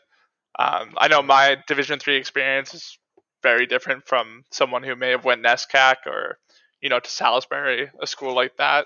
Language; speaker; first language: English; native; English